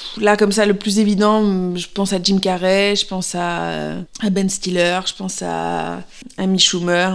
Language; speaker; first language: French; native; French